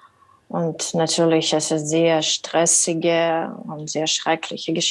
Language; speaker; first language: German; non-native, learner; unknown